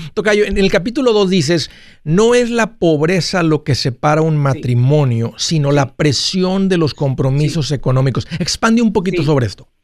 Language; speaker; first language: Spanish; early bilingual, heritage; Spanish